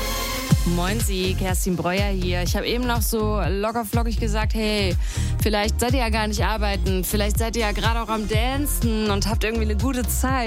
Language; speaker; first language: German; native; German